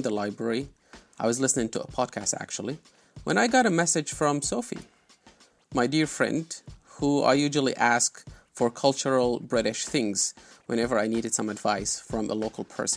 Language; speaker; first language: English; non-native, fluent; Arabic